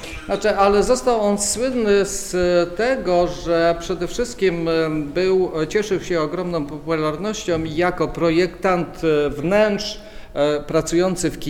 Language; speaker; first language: Polish; non-native, learner; Ukrainian